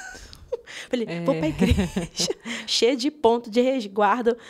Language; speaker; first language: Portuguese; native; Portuguese